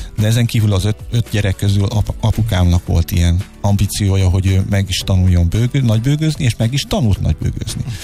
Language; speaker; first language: Hungarian; native; Hungarian